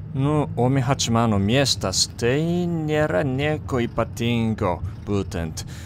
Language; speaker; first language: Lithuanian; non-native, fluent; Japanese